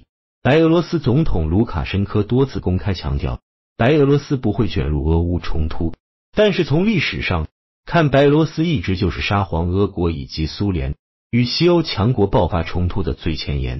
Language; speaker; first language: Chinese; native; Chinese